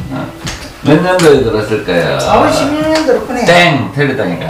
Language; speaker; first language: Korean; native; Korean